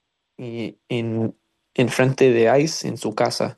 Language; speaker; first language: Spanish; non-native, learner; English